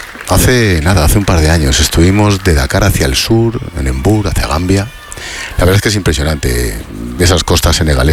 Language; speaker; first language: Spanish; native; Spanish